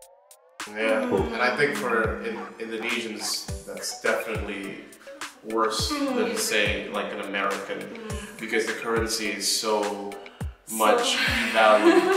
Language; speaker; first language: English; non-native, fluent; Indonesian